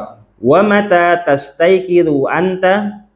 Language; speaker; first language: Arabic; non-native, fluent; Indonesian